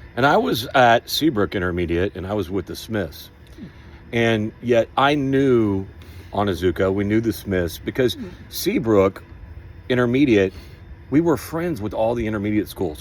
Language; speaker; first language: English; native; English